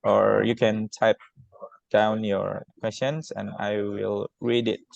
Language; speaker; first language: English; non-native, learner; Indonesian